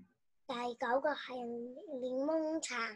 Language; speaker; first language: Chinese; non-native, learner; Vietnamese